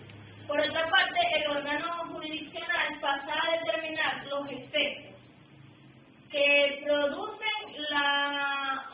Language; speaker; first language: Spanish; native; Spanish